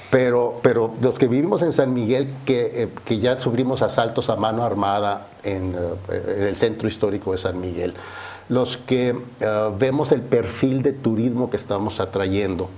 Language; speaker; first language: Spanish; native; Spanish